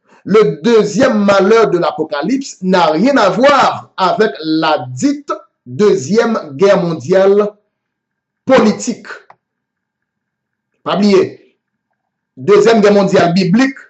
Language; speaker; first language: French; non-native, local second language; Haitian Creole